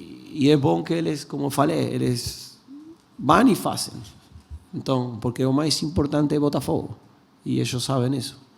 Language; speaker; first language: Portuguese; non-native, learner; Spanish